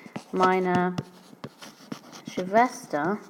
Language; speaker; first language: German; non-native, fluent; English